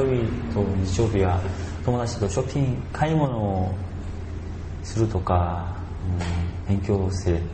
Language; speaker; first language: Japanese; non-native, learner; Korean